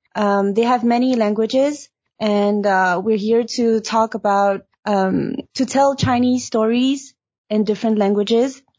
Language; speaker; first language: English; early bilingual, heritage; Chinese